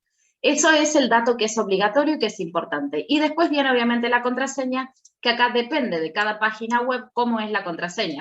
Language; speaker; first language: Spanish; native; Spanish